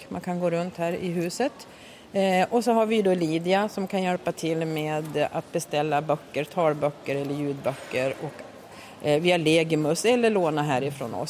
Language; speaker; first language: Swedish; native; Swedish